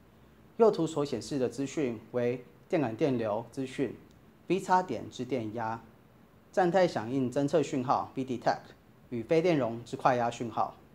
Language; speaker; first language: Chinese; native; Chinese